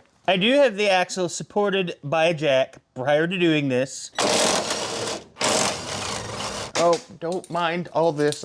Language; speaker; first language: English; native; English